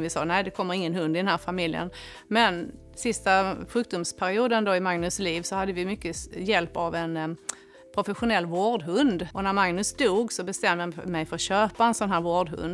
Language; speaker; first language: Swedish; native; Swedish